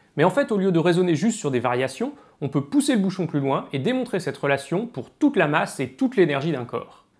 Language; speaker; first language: French; native; French